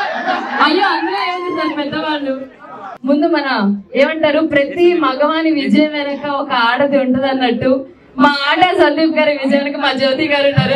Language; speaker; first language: Telugu; native; Telugu